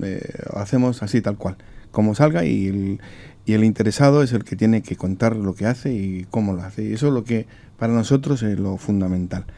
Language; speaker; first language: Spanish; native; Spanish